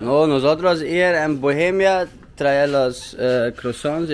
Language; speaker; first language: Spanish; non-native, learner; German